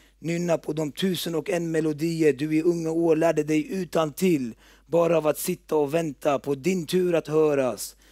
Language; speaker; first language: Swedish; early bilingual, other home language; Turoyo